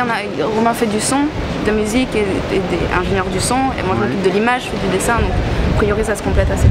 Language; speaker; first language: French; native; French